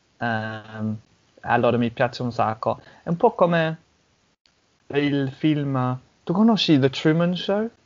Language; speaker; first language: Italian; non-native, fluent; English